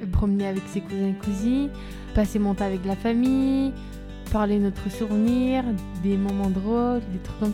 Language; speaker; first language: French; early bilingual, other home language; Turkish